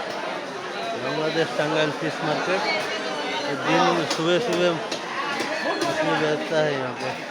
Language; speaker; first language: Hindi; non-native, local second language; Bangla